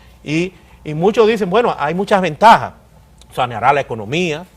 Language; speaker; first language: Spanish; native; Spanish